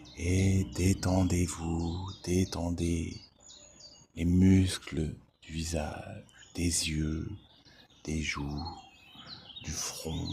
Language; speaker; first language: French; native; French